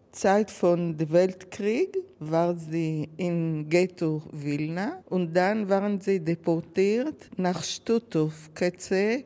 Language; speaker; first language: German; non-native, learner; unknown